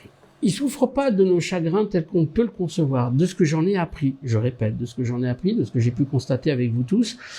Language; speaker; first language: French; native; French